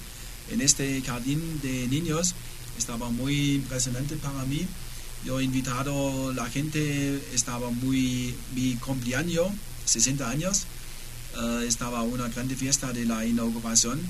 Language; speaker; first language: Spanish; non-native, learner; German